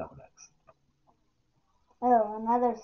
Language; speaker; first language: English; native; English